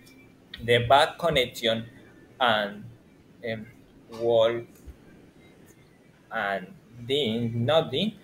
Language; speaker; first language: English; non-native, learner; Spanish